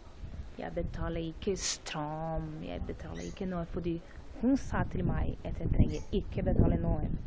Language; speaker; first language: Norwegian; non-native, learner; Portuguese